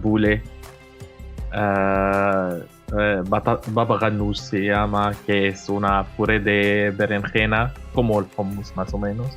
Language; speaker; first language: Spanish; non-native, fluent; Arabic